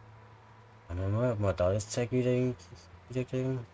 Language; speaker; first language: German; native; German